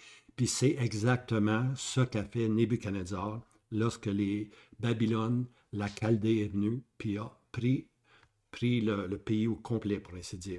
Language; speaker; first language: French; native; French